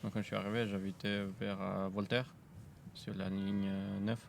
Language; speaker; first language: French; non-native, fluent; Spanish